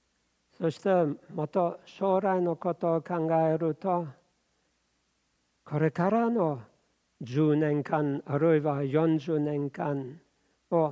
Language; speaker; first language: Japanese; non-native, fluent; German